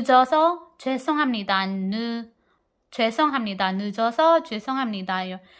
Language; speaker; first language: Korean; non-native, fluent; Filipino